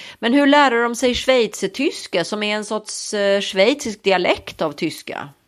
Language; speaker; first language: Swedish; native; Swedish